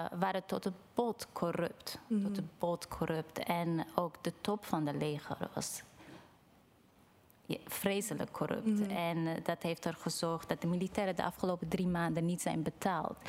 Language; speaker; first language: Dutch; non-native, fluent; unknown